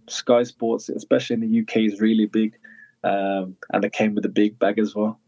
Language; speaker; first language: English; native; English